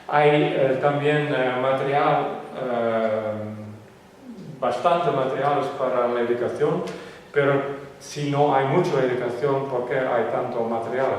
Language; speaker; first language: Spanish; non-native, fluent; Western Frisian